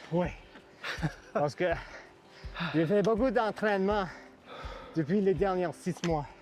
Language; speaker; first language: French; non-native, learner; English